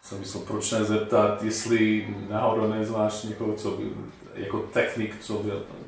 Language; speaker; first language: Czech; non-native, fluent; English